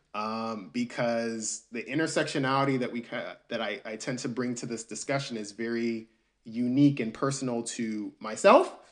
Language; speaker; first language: English; early bilingual, other home language; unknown